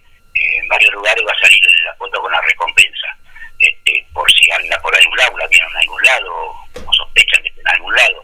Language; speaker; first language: Spanish; native; Spanish